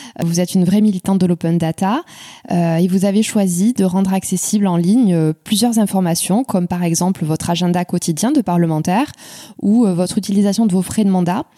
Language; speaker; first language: French; native; French